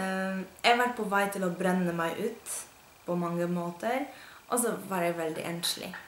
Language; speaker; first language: Norwegian; non-native, fluent; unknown